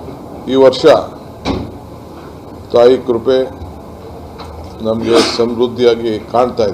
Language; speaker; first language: Kannada; native; Kannada